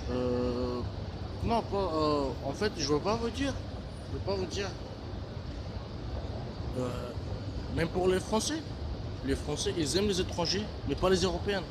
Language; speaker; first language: French; non-native, fluent; Bulgarian